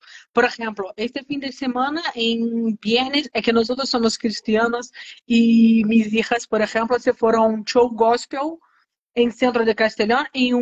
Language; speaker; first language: Spanish; non-native, learner; Portuguese